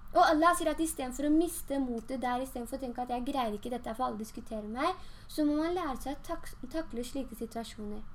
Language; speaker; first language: Norwegian; early bilingual, other home language; Urdu